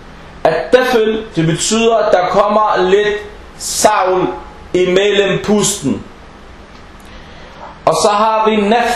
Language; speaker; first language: Danish; early bilingual, other home language; Arabic